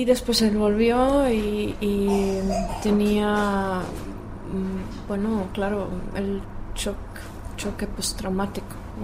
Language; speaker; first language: Spanish; non-native, fluent; Czech